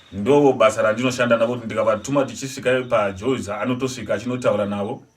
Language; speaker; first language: Shona; non-native, local second language; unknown